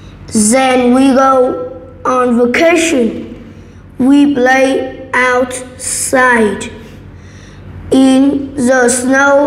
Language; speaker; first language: English; non-native, learner; Vietnamese